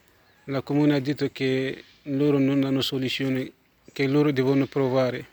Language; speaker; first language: Italian; non-native, learner; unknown